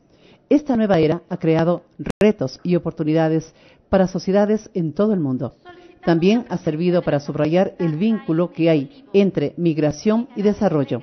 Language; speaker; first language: Spanish; native; Spanish